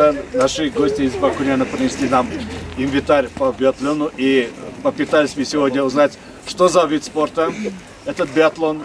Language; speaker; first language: Russian; non-native, fluent; Armenian